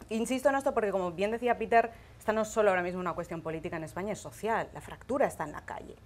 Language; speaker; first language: Spanish; native; Spanish